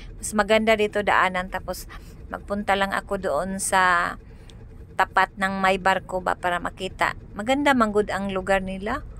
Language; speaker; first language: Filipino; non-native, local second language; Cebuano